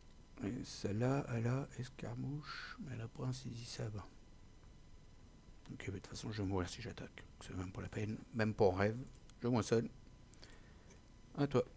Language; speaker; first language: French; native; French